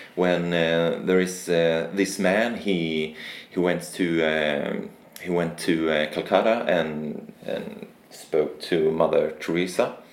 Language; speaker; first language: English; non-native, fluent; Swedish